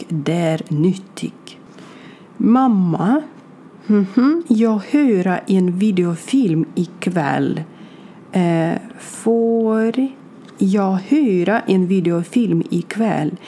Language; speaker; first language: Swedish; non-native, learner; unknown